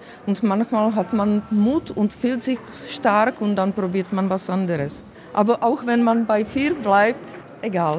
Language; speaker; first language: German; early bilingual, other home language; Czech